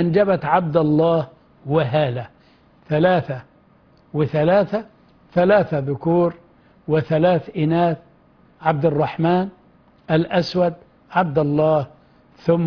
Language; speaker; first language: Arabic; native; Arabic